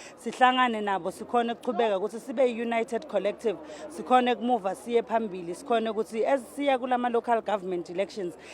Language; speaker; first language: Zulu; native; Zulu